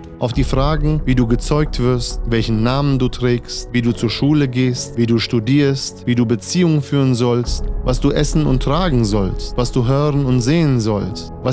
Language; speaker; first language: German; native; German